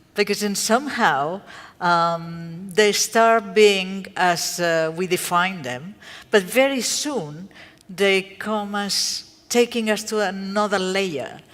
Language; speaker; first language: English; non-native, fluent; Catalan